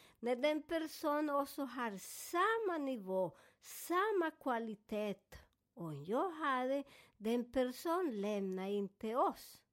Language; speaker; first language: Swedish; non-native, fluent; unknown